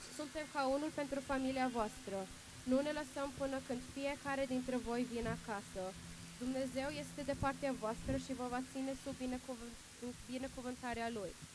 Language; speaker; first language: Romanian; early bilingual, heritage; Romanian